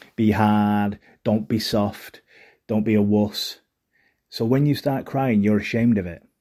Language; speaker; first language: English; native; English